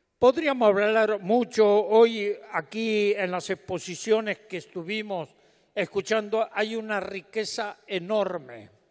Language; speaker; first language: Spanish; native; Spanish